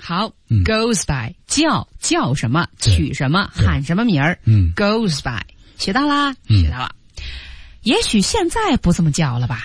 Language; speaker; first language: Chinese; native; Chinese